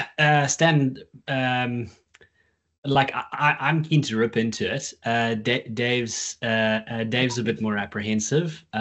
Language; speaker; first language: English; native; English